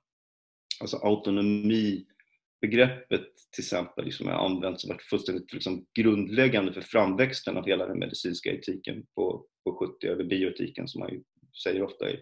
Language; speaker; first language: Swedish; native; Swedish